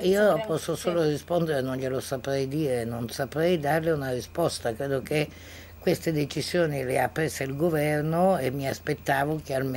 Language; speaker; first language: Italian; native; Italian